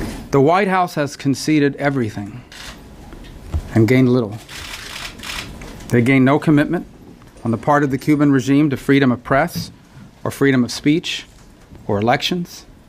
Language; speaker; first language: English; native; English